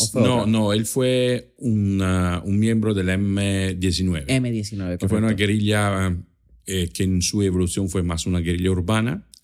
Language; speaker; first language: Spanish; non-native, fluent; German